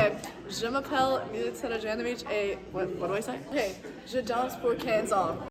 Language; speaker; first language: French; non-native, learner; English